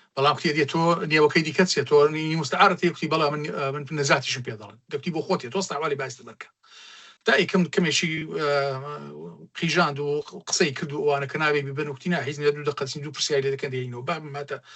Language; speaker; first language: Central Kurdish; native; Central Kurdish